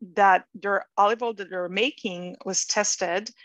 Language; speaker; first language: English; non-native, fluent; Hebrew